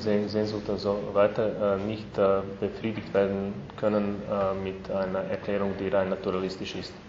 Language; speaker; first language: German; non-native, fluent; Slovenian